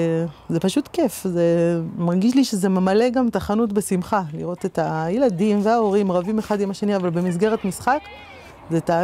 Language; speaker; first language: Hebrew; native; Hebrew